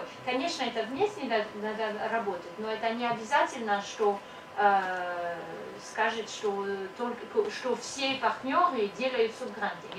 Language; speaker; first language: Russian; non-native, fluent; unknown